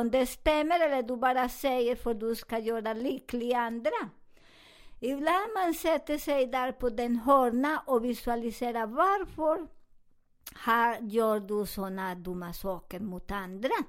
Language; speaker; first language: Swedish; non-native, fluent; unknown